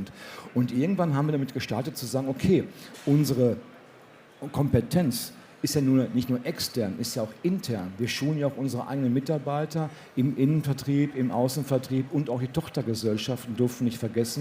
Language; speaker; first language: German; native; German